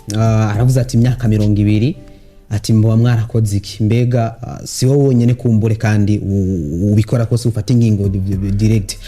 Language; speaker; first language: Rundi; native; Rundi